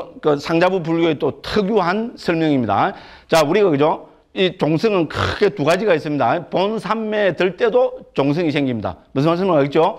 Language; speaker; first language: Korean; native; Korean